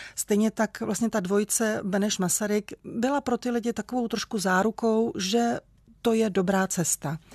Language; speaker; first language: Czech; native; Czech